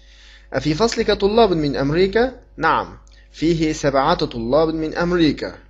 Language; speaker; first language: Arabic; non-native, fluent; Uyghur